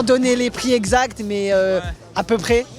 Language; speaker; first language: French; native; French